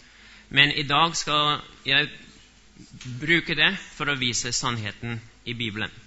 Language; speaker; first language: Norwegian; non-native, fluent; English